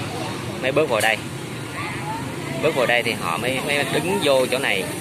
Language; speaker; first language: Vietnamese; native; Vietnamese